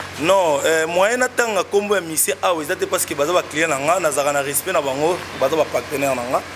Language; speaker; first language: Lingala; non-native, local second language; Kongo